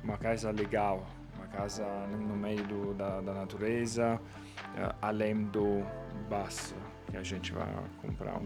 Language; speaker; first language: Portuguese; non-native, fluent; Italian